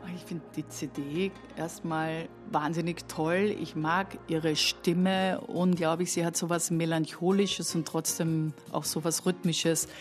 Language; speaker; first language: German; native; German